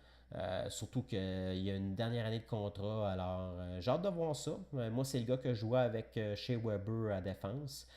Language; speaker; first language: French; native; French